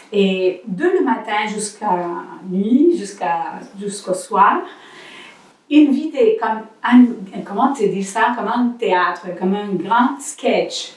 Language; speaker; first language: French; non-native, learner; Spanish